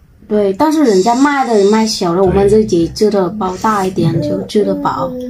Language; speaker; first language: Chinese; non-native, learner; Vietnamese